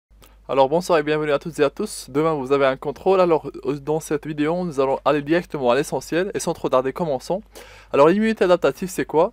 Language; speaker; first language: French; non-native, local second language; Arabic